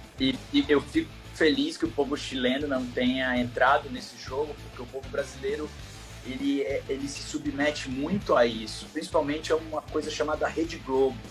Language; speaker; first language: Portuguese; native; Portuguese